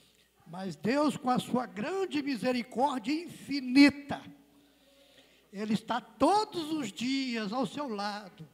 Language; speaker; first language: Portuguese; native; Portuguese